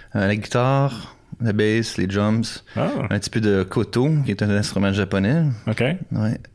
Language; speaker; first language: French; native; French